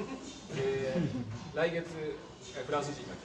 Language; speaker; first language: Japanese; native; Japanese